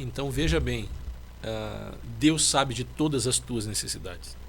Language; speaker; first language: Portuguese; native; Portuguese